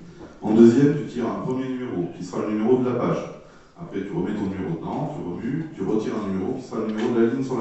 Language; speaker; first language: French; native; French